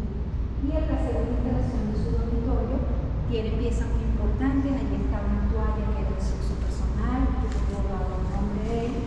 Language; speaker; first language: Spanish; native; Spanish